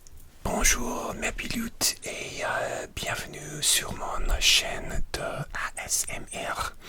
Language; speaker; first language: French; non-native, learner; English